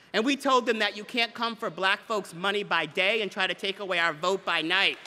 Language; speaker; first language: English; native; English